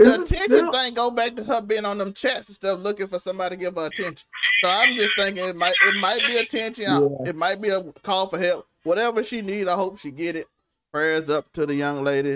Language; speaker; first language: English; native; English